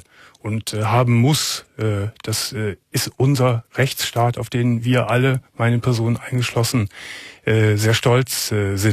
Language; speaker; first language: German; native; German